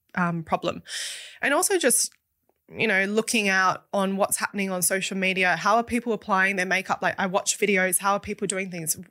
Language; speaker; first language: English; native; English